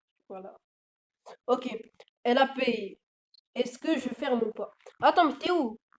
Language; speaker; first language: French; native; French